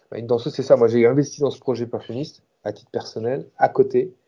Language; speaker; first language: French; native; French